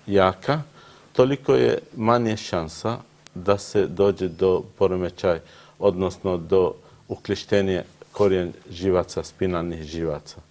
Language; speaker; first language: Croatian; non-native, learner; Arabic